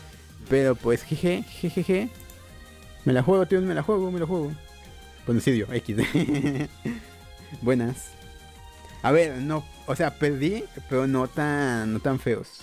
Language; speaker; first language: Spanish; native; Spanish